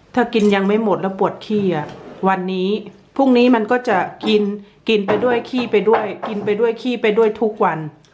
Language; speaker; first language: Thai; native; Thai